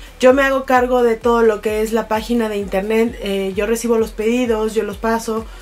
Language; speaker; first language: Spanish; native; Spanish